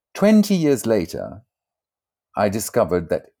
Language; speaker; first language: English; native; English